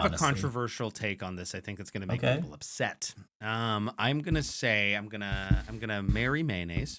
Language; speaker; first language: English; native; English